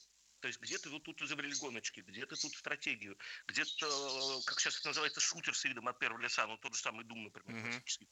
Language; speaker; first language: Russian; native; Russian